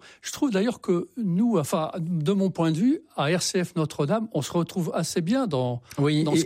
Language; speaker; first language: French; native; French